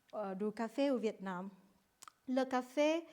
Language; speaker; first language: French; non-native, learner; Vietnamese